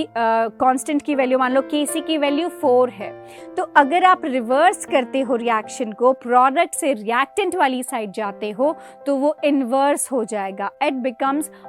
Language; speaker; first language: Hindi; native; Hindi